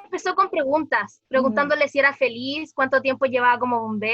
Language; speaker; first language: Spanish; native; Spanish